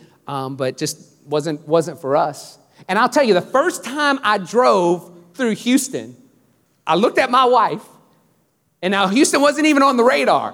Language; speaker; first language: English; native; English